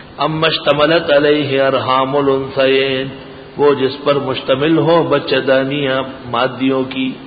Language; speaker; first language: Urdu; non-native, local second language; Pashto